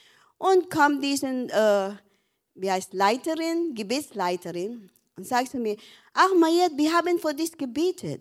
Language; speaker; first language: German; non-native, learner; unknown